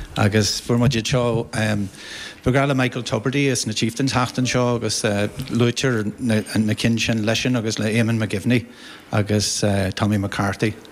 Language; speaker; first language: Irish; native; Irish